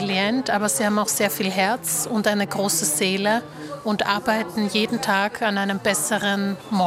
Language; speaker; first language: German; early bilingual, other home language; Slovak